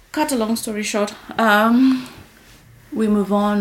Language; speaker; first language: English; non-native, local second language; Kikuyu